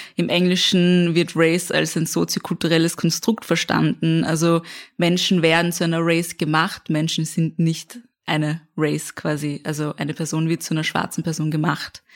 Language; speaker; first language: German; native; German